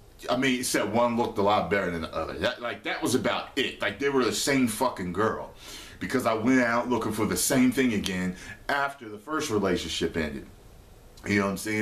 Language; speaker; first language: English; native; English